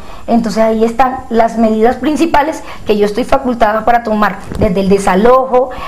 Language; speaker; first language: Spanish; native; Spanish